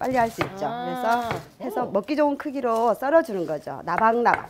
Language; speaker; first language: Korean; native; Korean